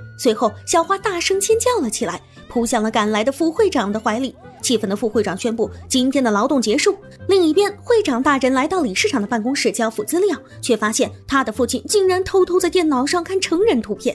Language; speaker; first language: Chinese; native; Chinese